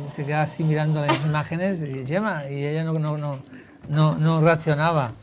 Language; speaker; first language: Spanish; non-native, local second language; Catalan